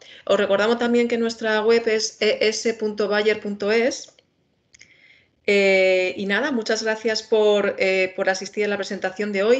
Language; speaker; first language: Spanish; native; Spanish